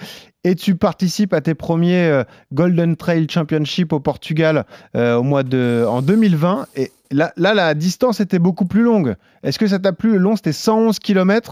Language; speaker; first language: French; native; French